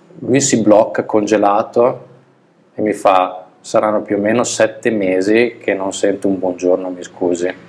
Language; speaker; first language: Italian; native; Italian